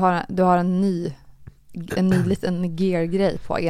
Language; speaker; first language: Swedish; native; Swedish